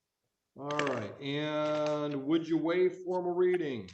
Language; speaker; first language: English; native; English